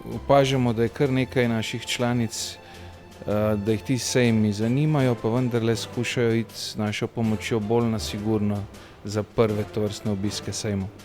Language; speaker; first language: Slovenian; native; Slovenian